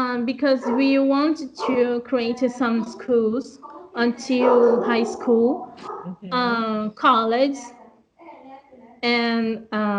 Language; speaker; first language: English; non-native, learner; Portuguese